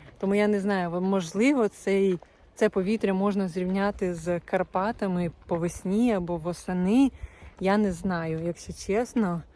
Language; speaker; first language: Ukrainian; non-native, local second language; Russian